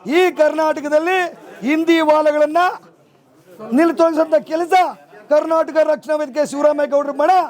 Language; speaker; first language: Kannada; native; Kannada